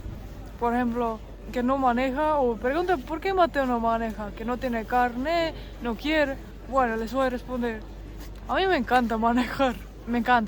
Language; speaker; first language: Spanish; non-native, fluent; Polish